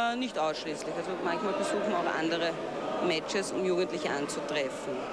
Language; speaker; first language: German; native; German